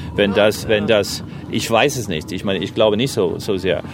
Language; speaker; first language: German; non-native, fluent; English